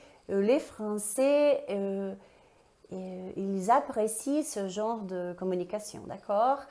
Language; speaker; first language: French; non-native, fluent; Portuguese